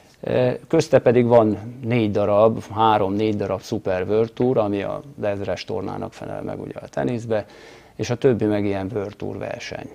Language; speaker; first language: Hungarian; native; Hungarian